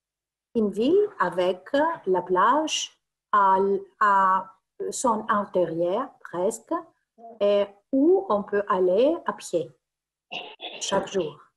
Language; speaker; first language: French; non-native, fluent; Greek